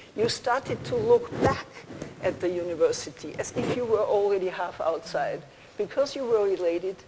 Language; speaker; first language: English; non-native, fluent; German